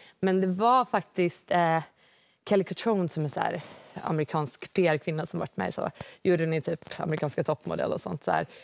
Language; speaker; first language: Swedish; native; Swedish